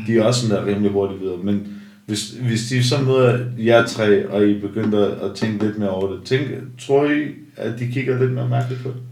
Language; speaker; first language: Danish; early bilingual, other home language; Armenian